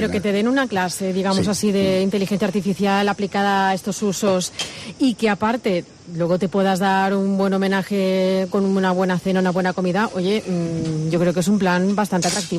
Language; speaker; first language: Spanish; native; Spanish